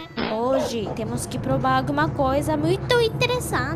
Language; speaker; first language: Portuguese; non-native, learner; Japanese